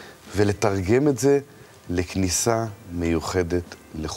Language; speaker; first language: Hebrew; native; Hebrew